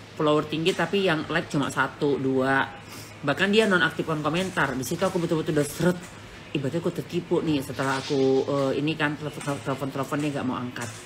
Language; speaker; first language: Indonesian; native; Indonesian